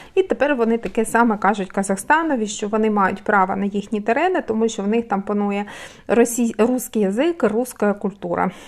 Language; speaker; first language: Ukrainian; non-native, local second language; Russian